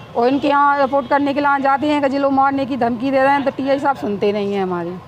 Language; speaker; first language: Hindi; native; Hindi